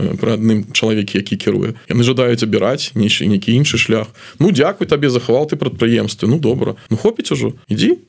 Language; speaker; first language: Belarusian; native; Belarusian